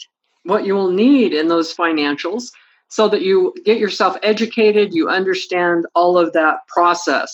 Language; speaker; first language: English; native; English